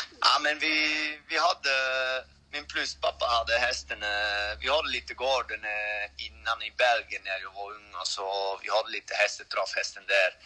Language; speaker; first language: Swedish; non-native, learner; French